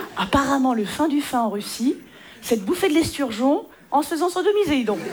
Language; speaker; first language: French; native; French